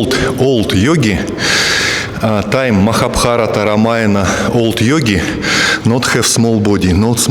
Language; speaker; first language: English; non-native, learner; Russian